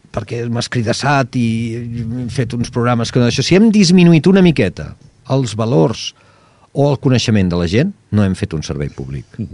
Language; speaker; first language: Catalan; native; Catalan